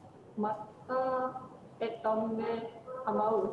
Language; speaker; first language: French; non-native, learner; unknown